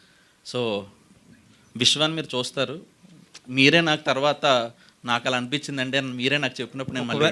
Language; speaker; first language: Telugu; native; Telugu